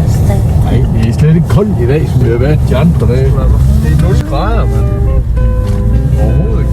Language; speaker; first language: Danish; native; Danish